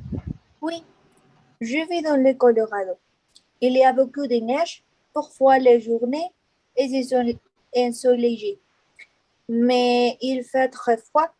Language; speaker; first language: French; non-native, learner; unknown